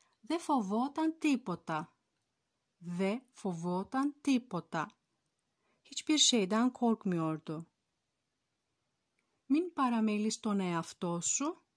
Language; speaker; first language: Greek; non-native, fluent; Turkish